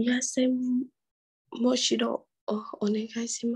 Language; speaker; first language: Japanese; non-native, learner; Vietnamese